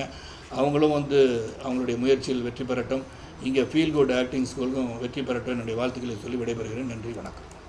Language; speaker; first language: Tamil; native; Tamil